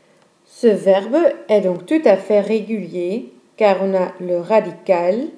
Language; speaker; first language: French; non-native, fluent; Dutch